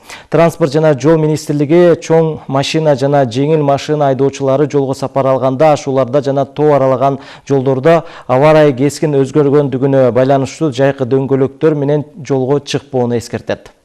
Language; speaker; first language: Kyrgyz; native; Kyrgyz